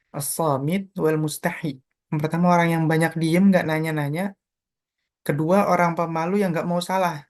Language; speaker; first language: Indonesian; native; Indonesian